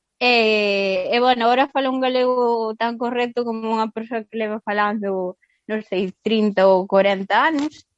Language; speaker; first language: Galician; non-native, local second language; Spanish